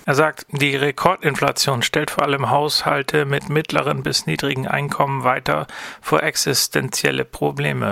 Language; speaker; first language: German; native; German